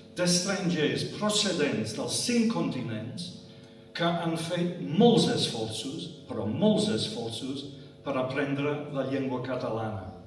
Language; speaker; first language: Catalan; non-native, fluent; English